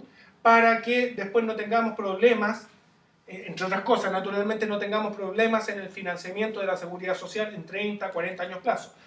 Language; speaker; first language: Spanish; native; Spanish